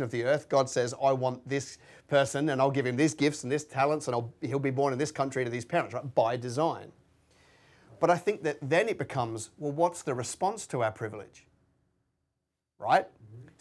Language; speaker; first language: English; native; English